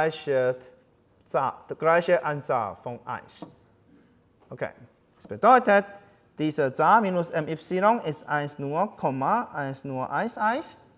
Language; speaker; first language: German; non-native, fluent; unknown